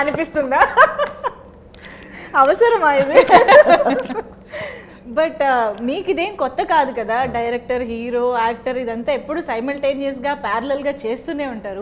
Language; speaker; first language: Telugu; native; Telugu